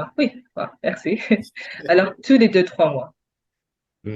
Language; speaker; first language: French; non-native, fluent; English